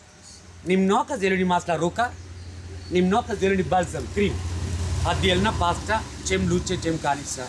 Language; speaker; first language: Russian; non-native, learner; Sinhala